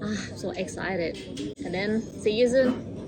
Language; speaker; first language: English; non-native, learner; Thai